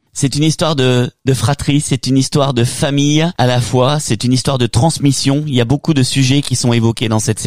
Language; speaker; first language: French; native; French